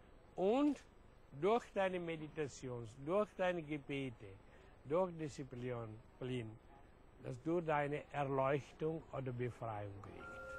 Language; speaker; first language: German; non-native, fluent; Hindi